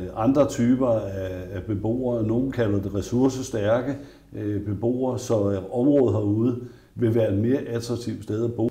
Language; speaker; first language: Danish; native; Danish